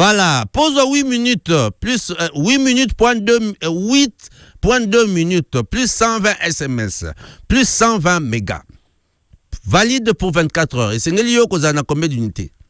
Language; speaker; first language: French; non-native, local second language; Lingala